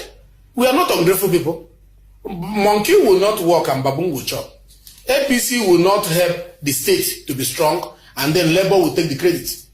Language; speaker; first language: English; non-native, local second language; Igbo